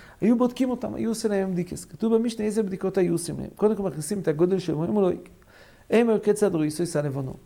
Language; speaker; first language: Hebrew; non-native, fluent; English